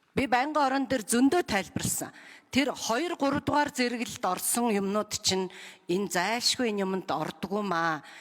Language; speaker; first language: Mongolian; native; Mongolian